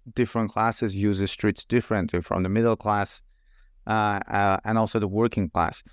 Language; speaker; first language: English; non-native, fluent; Persian